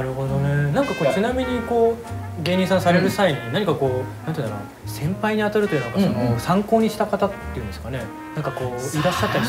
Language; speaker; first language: Japanese; native; Japanese